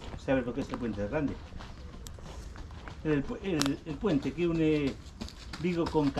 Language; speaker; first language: Spanish; native; Spanish